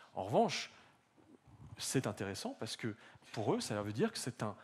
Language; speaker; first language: French; native; French